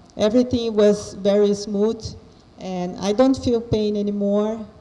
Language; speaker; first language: English; non-native, fluent; Portuguese